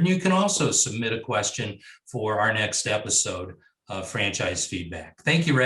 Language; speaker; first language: English; native; English